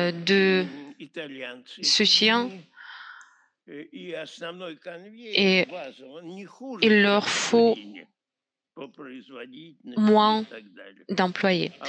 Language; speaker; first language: French; non-native, fluent; Russian